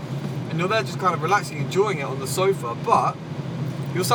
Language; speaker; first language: English; native; English